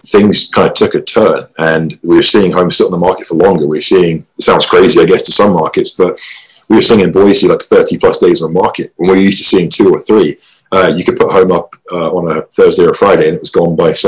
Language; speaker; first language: English; native; English